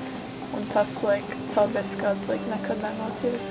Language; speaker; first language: Latvian; early bilingual, heritage; Latvian